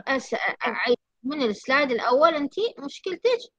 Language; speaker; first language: Arabic; native; Arabic